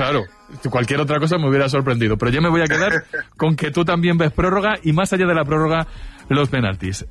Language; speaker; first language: Spanish; native; Spanish